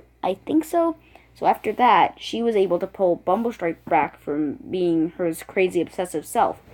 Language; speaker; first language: English; native; English